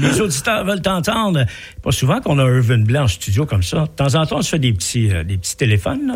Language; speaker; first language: French; native; French